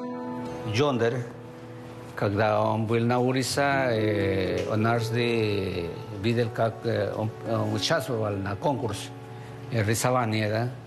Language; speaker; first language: Russian; non-native, fluent; Spanish